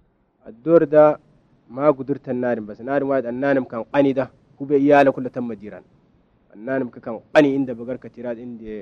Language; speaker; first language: Arabic; native; Arabic